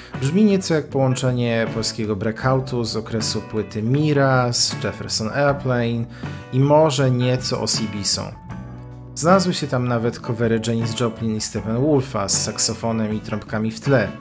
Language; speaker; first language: Polish; native; Polish